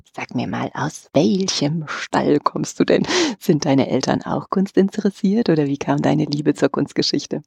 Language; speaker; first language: German; native; German